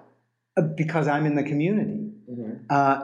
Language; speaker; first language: English; native; English